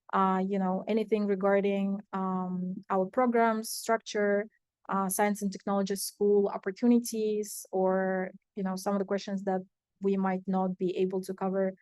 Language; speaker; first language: English; non-native, fluent; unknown